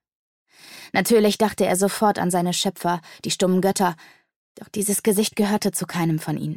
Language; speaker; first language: German; native; German